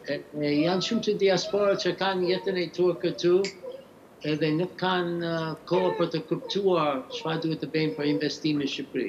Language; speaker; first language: Albanian; early bilingual, heritage; English